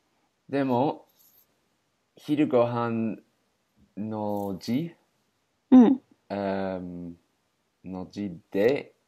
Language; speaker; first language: Japanese; non-native, learner; English